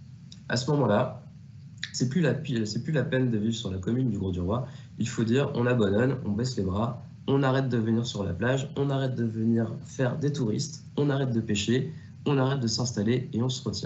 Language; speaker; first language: French; native; French